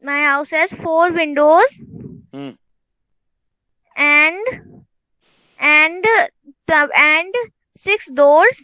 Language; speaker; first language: English; non-native, learner; Hindi